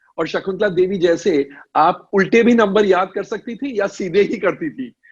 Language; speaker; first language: Hindi; native; Hindi